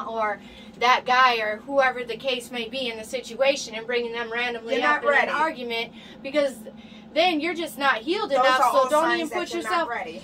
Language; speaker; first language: English; native; English